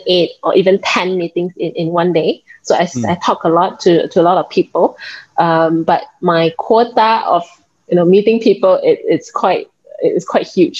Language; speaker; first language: English; non-native, local second language; Min Nan Chinese